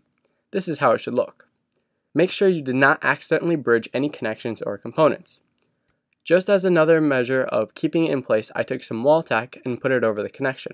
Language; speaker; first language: English; native; English